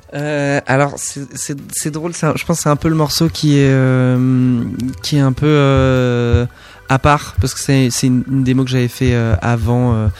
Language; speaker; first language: French; native; French